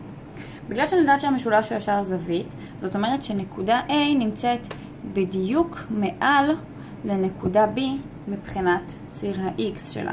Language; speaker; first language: Hebrew; native; Hebrew